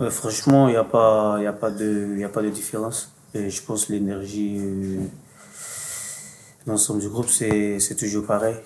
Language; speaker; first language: French; non-native, fluent; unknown